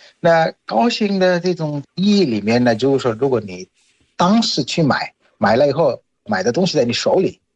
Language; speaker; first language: Chinese; non-native, fluent; Bangla